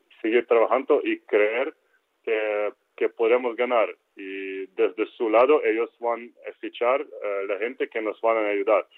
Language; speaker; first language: Spanish; non-native, learner; Ukrainian